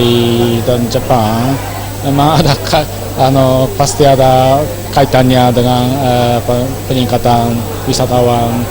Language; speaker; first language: Indonesian; non-native, fluent; Japanese